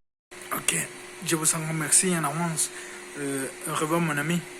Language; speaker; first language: French; non-native, learner; Spanish